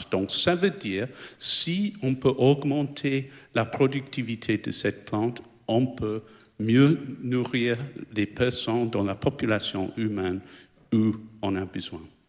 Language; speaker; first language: French; non-native, fluent; English